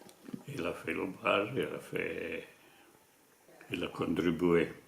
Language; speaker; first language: French; non-native, fluent; Italian